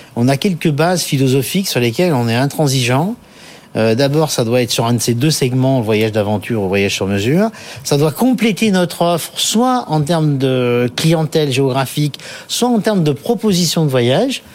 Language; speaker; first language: French; native; French